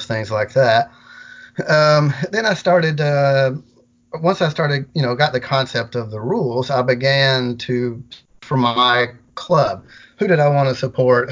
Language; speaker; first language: English; native; English